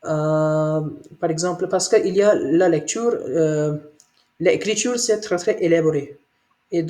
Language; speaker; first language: French; non-native, learner; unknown